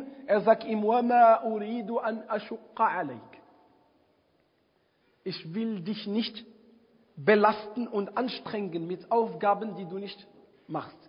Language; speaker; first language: German; non-native, fluent; Arabic